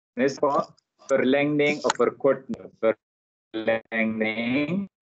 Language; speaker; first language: Swedish; non-native, fluent; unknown